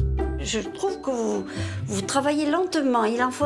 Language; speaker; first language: French; native; French